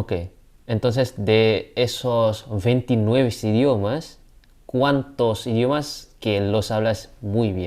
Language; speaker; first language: Spanish; non-native, fluent; Indonesian